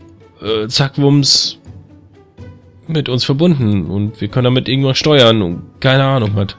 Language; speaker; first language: German; native; German